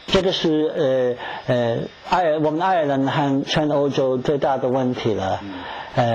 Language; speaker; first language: Chinese; non-native, fluent; English